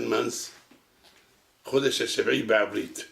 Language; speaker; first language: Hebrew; non-native, local second language; Arabic